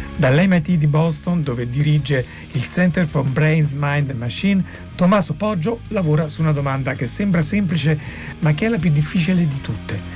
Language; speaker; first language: Italian; native; Italian